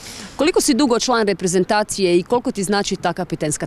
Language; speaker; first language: Serbian; native; Serbian